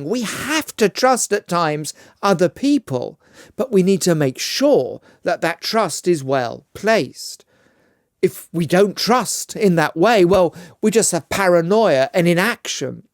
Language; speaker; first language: English; native; English